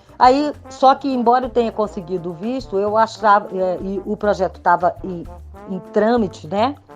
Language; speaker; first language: Portuguese; native; Portuguese